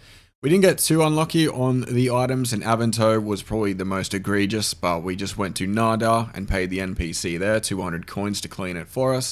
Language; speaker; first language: English; native; English